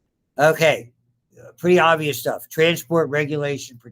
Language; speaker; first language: English; native; English